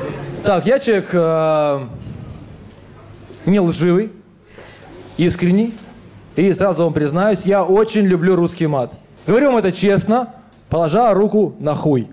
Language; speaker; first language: Russian; native; Russian